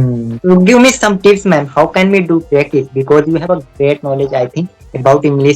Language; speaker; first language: English; non-native, local second language; Hindi